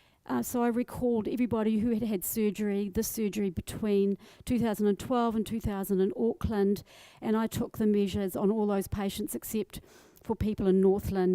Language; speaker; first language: English; native; English